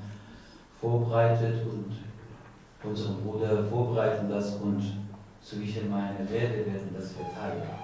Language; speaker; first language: German; non-native, learner; Persian